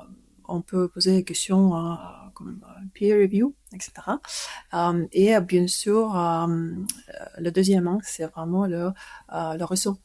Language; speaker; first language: French; non-native, fluent; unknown